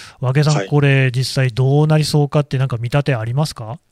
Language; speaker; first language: Japanese; native; Japanese